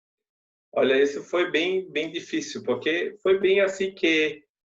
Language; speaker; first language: Portuguese; non-native, fluent; German